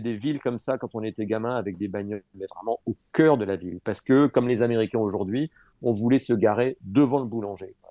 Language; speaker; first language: French; native; French